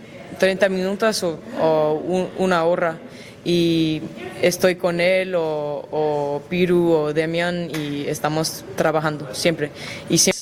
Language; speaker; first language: Spanish; early bilingual, heritage; Spanish